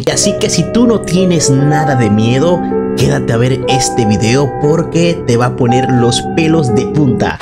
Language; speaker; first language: Spanish; native; Spanish